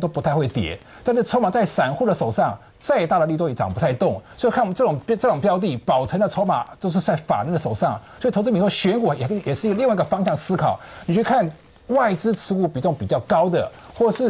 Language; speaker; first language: Chinese; native; Chinese